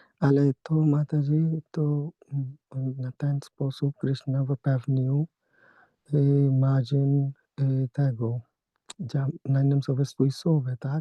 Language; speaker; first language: Polish; non-native, learner; Hindi